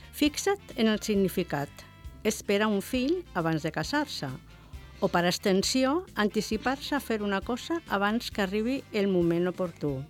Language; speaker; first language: Catalan; non-native, learner; Spanish